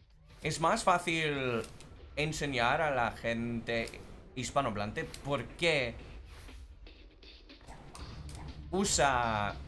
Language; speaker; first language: Spanish; non-native, fluent; English